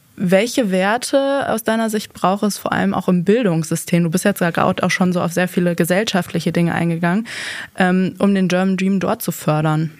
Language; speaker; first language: German; native; German